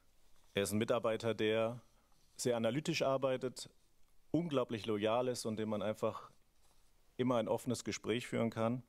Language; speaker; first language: German; native; German